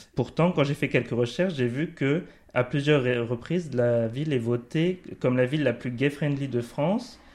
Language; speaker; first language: French; native; French